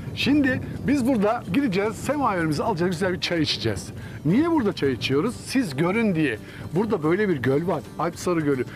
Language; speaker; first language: Turkish; native; Turkish